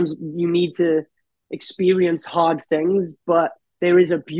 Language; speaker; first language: English; native; English